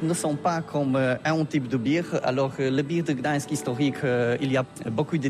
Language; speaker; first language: French; non-native, learner; Polish